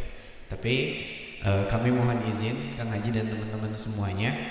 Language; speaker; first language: Indonesian; native; Indonesian